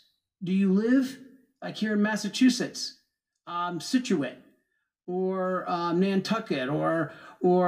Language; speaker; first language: English; native; English